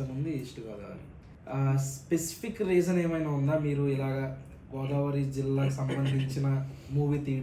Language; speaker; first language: Telugu; native; Telugu